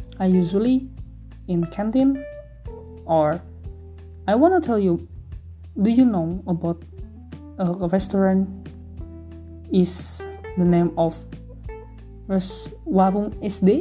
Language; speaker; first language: English; non-native, learner; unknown